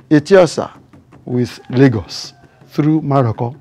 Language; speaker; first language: English; non-native, local second language; Yoruba